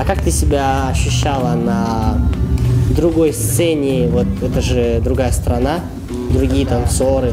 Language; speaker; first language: Russian; native; Russian